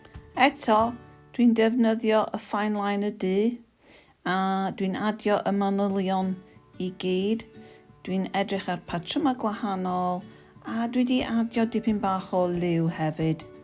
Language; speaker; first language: Welsh; non-native, fluent; English